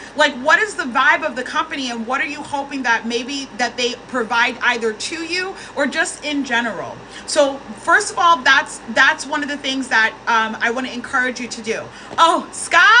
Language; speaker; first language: English; native; English